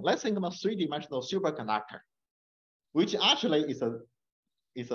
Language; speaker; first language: English; non-native, fluent; Chinese